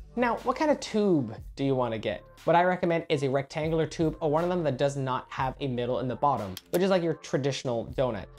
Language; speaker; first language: English; native; English